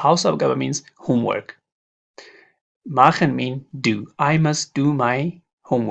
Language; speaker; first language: English; non-native, fluent; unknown